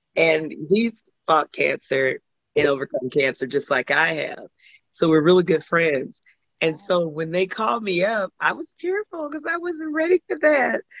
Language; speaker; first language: English; native; English